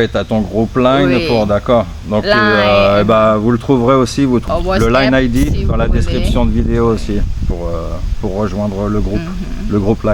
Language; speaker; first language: French; native; French